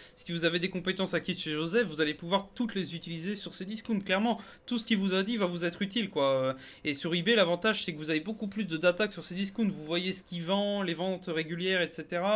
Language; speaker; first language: French; native; French